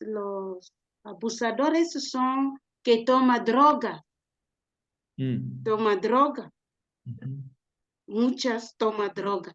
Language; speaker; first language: Spanish; non-native, learner; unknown